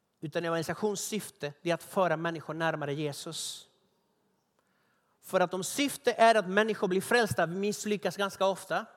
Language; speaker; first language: Swedish; non-native, fluent; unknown